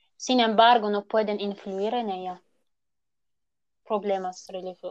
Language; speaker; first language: Spanish; non-native, learner; German